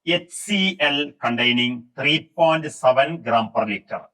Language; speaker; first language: English; non-native, local second language; Malayalam